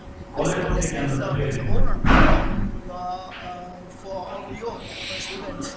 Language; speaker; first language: English; non-native, learner; Chinese